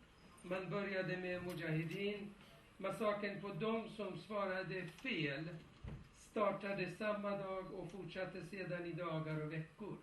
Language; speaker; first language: Swedish; non-native, fluent; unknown